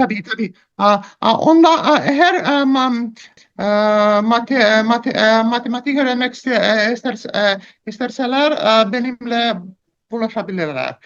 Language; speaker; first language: Turkish; non-native, learner; Russian